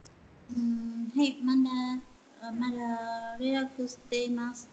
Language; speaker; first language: Japanese; non-native, learner; Vietnamese